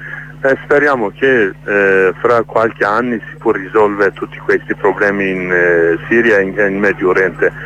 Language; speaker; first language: Italian; non-native, learner; Kurdish